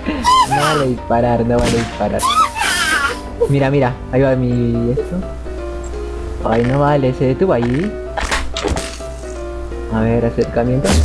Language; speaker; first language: Spanish; native; Spanish